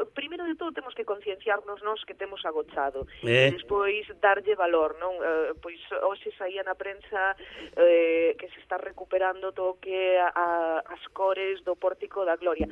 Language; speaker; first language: Galician; early bilingual, heritage; Galician